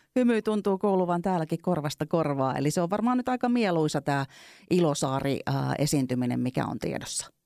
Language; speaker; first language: Finnish; native; Finnish